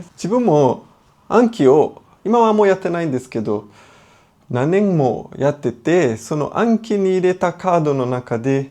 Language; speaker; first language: Japanese; non-native, fluent; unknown